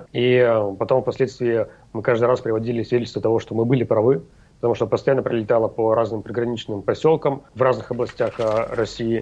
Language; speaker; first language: Russian; native; Russian